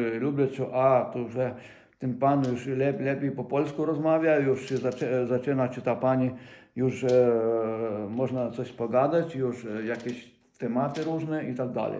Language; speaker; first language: Polish; non-native, fluent; Ukrainian